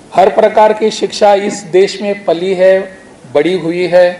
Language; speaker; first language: Hindi; non-native, local second language; Konkani